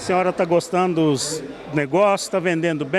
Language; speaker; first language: Portuguese; native; Portuguese